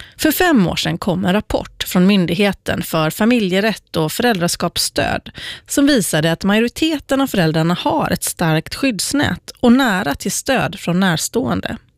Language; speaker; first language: Swedish; native; Swedish